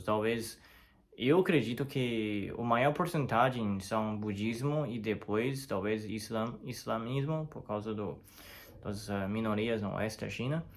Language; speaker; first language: Portuguese; non-native, learner; Chinese